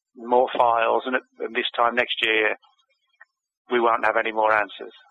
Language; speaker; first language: English; native; English